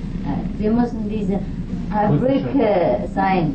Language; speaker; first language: German; non-native, learner; Vietnamese